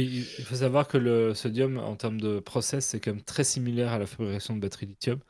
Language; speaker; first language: French; native; French